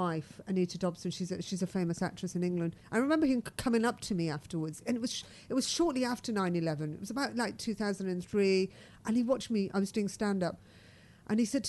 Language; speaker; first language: English; native; English